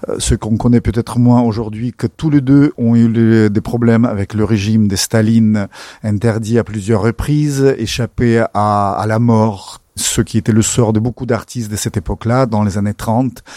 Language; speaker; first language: French; non-native, fluent; Russian